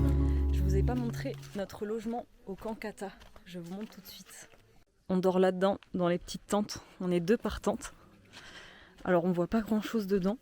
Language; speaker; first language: French; native; French